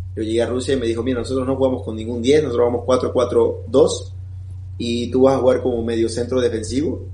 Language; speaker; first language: Spanish; native; Spanish